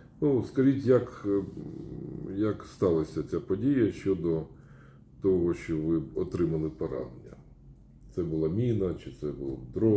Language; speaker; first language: Ukrainian; native; Ukrainian